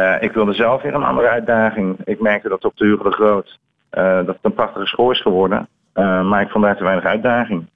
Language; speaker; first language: Dutch; native; Dutch